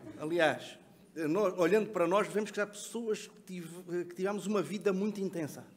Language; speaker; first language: Portuguese; native; Portuguese